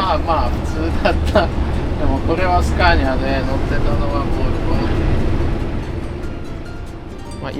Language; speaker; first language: Japanese; non-native, fluent; Polish